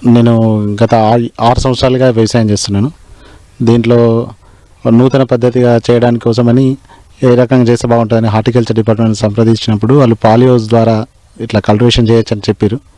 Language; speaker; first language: Telugu; native; Telugu